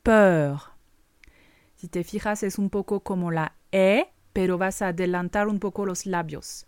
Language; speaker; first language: Spanish; non-native, fluent; French